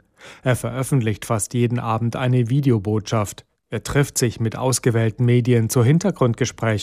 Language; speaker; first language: German; native; German